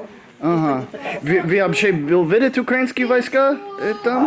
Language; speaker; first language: Russian; non-native, learner; English